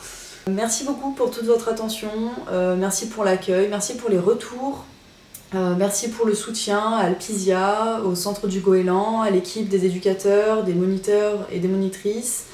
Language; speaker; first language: French; native; French